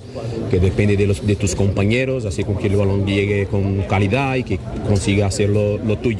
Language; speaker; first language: Spanish; non-native, fluent; Portuguese